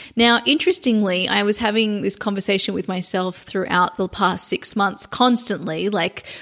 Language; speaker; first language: English; native; English